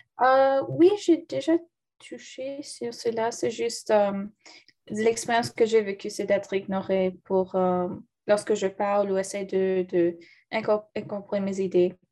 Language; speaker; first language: French; non-native, learner; English